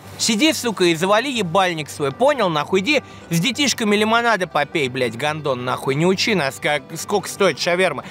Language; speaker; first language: Russian; native; Russian